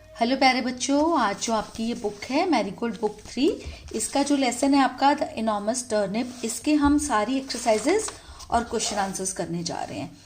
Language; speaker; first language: Hindi; native; Hindi